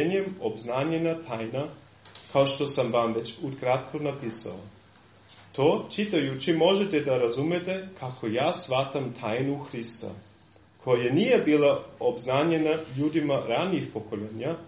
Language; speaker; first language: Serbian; non-native, fluent; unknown